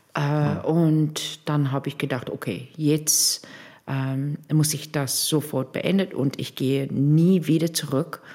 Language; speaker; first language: German; non-native, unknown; English